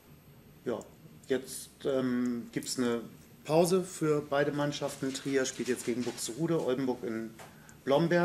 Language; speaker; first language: German; native; German